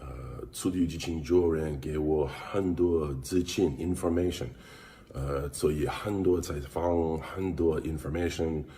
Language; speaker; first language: Chinese; non-native, learner; English